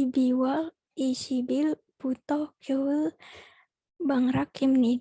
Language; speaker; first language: Korean; non-native, learner; Indonesian